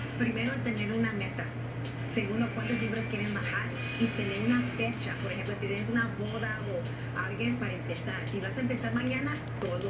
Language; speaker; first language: Spanish; early bilingual, heritage; Spanish